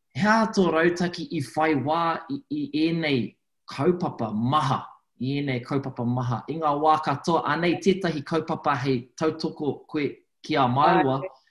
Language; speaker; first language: Māori; non-native, local second language; English